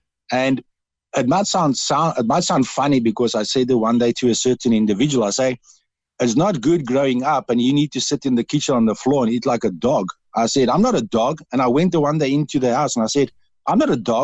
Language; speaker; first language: English; non-native, local second language; Dutch